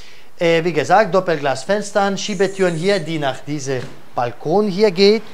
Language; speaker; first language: German; non-native, fluent; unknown